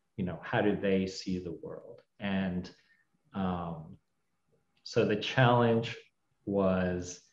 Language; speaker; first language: English; native; English